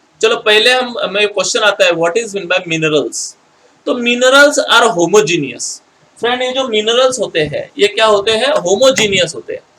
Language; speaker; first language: Hindi; non-native, local second language; Marathi